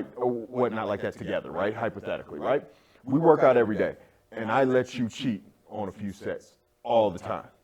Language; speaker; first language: English; native; English